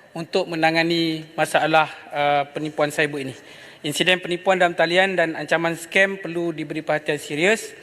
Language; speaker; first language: Malay; native; Malay